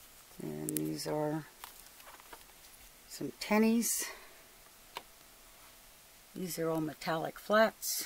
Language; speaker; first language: English; native; English